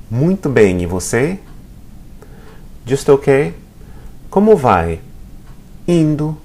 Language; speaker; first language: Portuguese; non-native, fluent; English